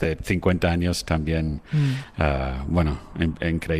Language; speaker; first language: Spanish; non-native, fluent; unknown